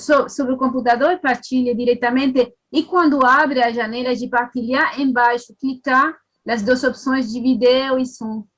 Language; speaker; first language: Portuguese; non-native, fluent; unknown